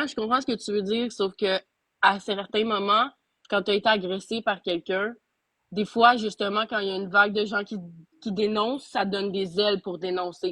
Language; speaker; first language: French; native; French